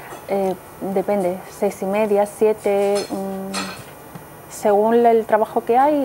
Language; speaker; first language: Spanish; native; Spanish